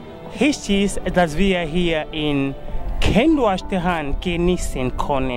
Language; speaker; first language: German; non-native, learner; Swahili